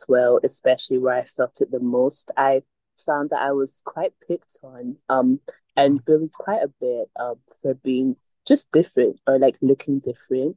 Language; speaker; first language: English; native; English